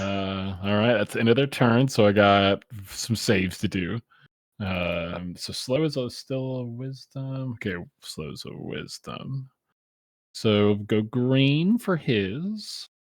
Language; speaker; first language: English; native; English